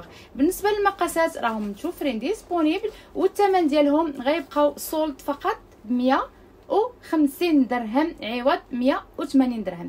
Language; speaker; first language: Arabic; native; Arabic